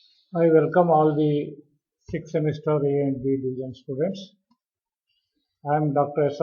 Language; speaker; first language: English; non-native, local second language; Kannada